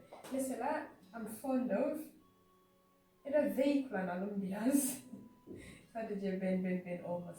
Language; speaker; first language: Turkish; non-native, fluent; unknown